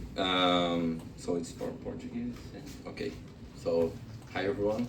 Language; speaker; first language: English; non-native, fluent; Portuguese